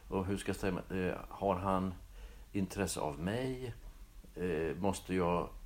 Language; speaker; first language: Swedish; native; Swedish